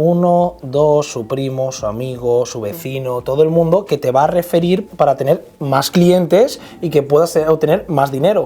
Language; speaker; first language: Spanish; native; Spanish